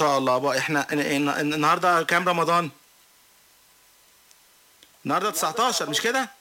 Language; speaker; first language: Arabic; native; Arabic